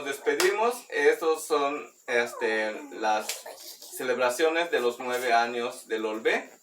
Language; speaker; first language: Spanish; native; Spanish